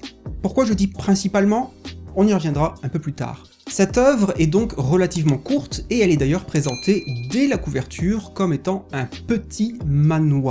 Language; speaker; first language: French; native; French